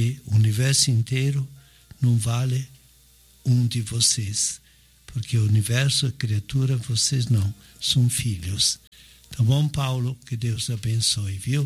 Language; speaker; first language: Portuguese; non-native, fluent; Italian